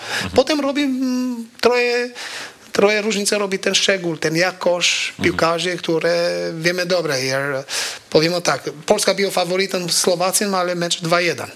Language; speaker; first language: Polish; non-native, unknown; Albanian